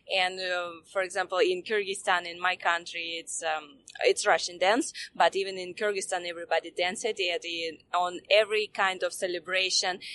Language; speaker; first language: English; non-native, fluent; Russian